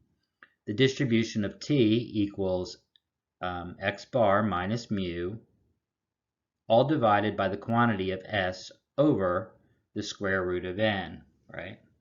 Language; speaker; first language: English; native; English